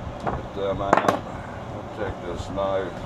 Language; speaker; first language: English; native; English